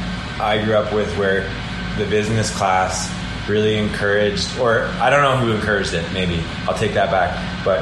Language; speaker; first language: English; native; English